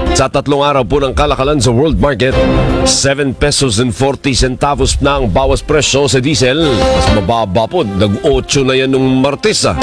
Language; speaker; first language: Filipino; non-native, local second language; Hiligaynon